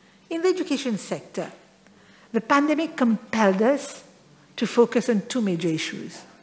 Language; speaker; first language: English; non-native, local second language; Morisyen